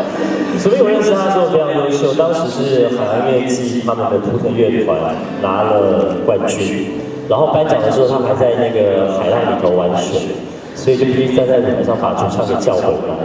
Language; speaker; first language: Chinese; native; Chinese